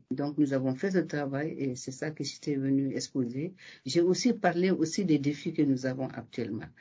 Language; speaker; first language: French; non-native, local second language; Bambara